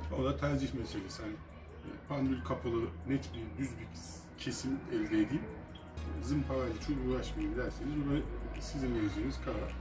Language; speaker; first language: Turkish; native; Turkish